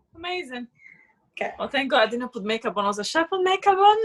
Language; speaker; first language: English; non-native, fluent; Slovak